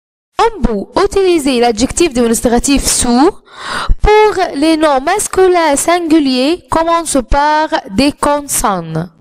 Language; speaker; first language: French; non-native, fluent; Arabic